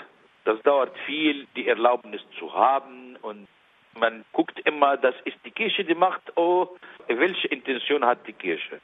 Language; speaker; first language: German; non-native, learner; Arabic